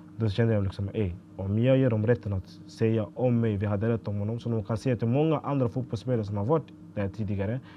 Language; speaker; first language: Swedish; early bilingual, other home language; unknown